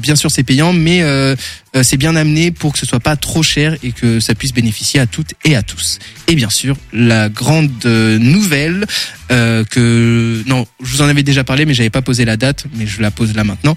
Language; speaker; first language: French; native; French